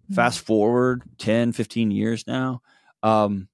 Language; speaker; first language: English; native; English